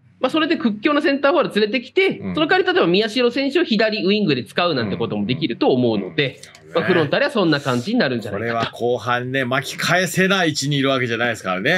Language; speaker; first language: Japanese; native; Japanese